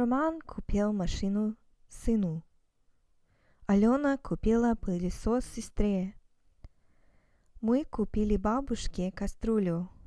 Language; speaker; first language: Russian; non-native, fluent; English